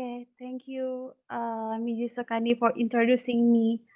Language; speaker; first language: English; non-native, learner; Indonesian